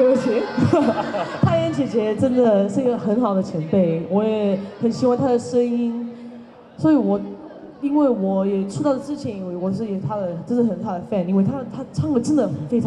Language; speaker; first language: Chinese; early bilingual, heritage; English